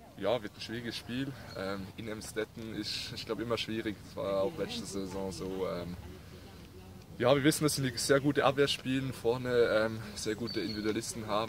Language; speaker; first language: German; native; German